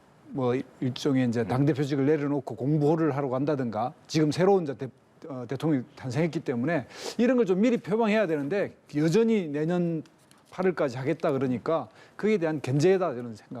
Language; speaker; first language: Korean; native; Korean